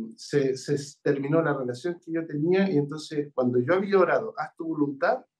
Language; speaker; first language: Spanish; native; Spanish